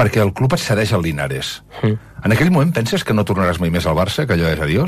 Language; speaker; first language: Catalan; native; Catalan